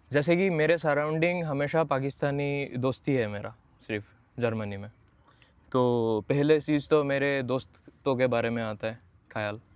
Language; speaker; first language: Hindi; non-native, fluent; Bangla